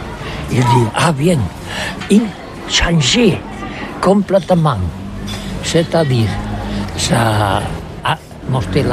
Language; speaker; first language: French; non-native, learner; Catalan